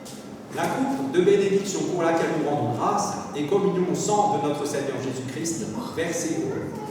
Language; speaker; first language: French; native; French